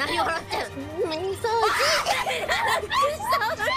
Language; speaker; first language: Japanese; native; Japanese